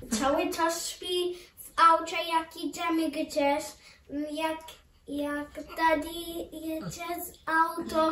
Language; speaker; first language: Polish; early bilingual, heritage; Polish